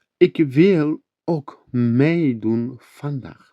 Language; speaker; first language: Dutch; non-native, learner; Turkish